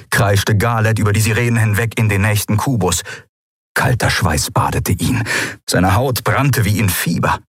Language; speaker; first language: German; native; German